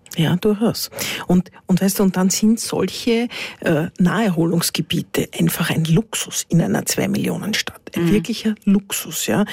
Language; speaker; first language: German; native; German